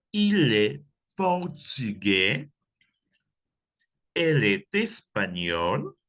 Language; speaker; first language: French; non-native, fluent; Spanish